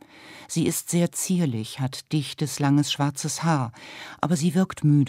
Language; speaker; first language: German; native; German